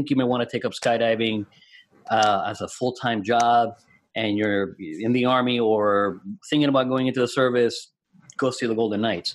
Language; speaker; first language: English; non-native, fluent; Spanish